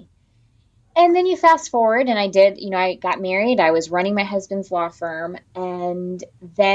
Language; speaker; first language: English; native; English